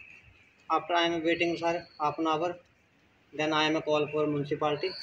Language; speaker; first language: English; non-native, learner; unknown